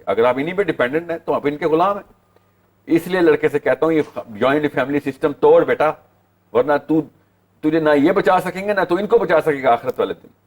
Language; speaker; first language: Urdu; native; Urdu